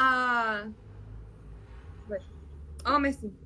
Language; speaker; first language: French; non-native, learner; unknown